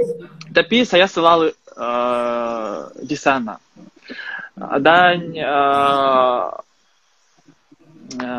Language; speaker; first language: Indonesian; non-native, fluent; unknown